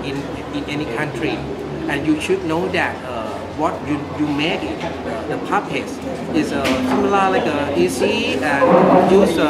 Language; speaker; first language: English; non-native, learner; Thai